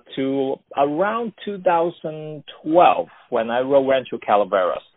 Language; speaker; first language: English; non-native, local second language; Cantonese